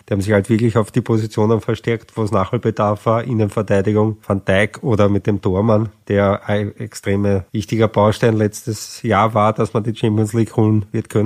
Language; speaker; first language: German; native; German